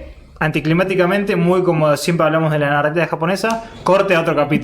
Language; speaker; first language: Spanish; native; Spanish